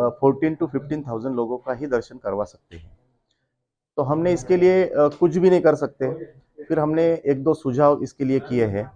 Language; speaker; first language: Hindi; non-native, local second language; Marathi